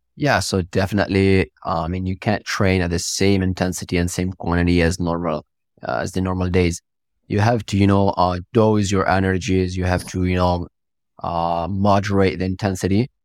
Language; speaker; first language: English; non-native, fluent; Italian